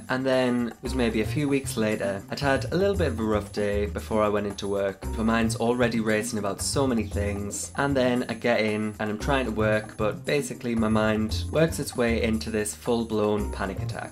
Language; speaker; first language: English; native; English